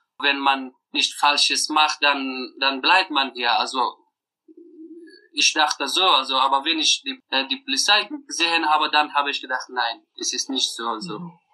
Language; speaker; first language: German; non-native, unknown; Persian